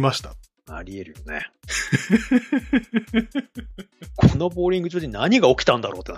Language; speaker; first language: Japanese; native; Japanese